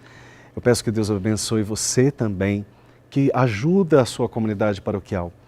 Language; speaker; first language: Portuguese; native; Portuguese